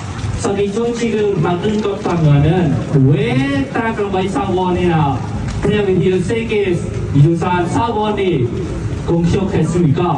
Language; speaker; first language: Korean; non-native, learner; Khmer